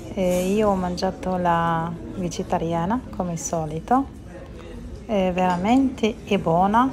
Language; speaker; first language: Italian; non-native, learner; Arabic